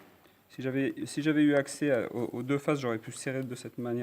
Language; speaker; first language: French; native; French